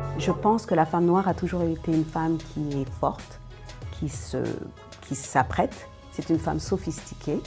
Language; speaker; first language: French; early bilingual, other home language; Wolof